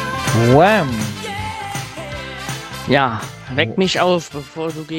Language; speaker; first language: German; native; German